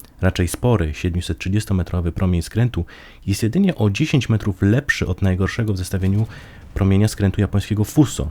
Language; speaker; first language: Polish; native; Polish